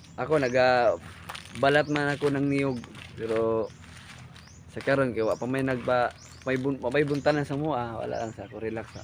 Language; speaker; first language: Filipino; non-native, local second language; Cebuano